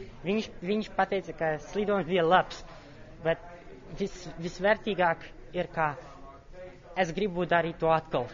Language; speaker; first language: Latvian; non-native, local second language; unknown